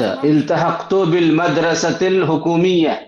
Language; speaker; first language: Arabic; non-native, learner; Bangla